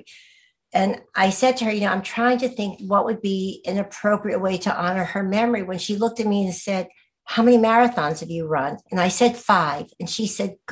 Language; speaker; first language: English; native; English